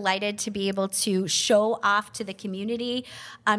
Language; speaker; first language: English; native; English